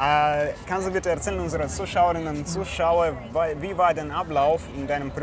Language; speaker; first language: German; non-native, fluent; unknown